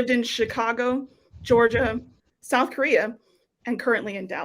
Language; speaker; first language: English; native; English